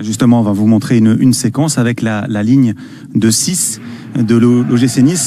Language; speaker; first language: French; native; French